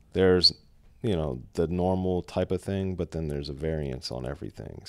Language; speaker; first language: English; native; English